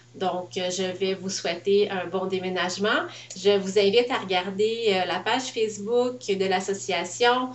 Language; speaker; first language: French; native; French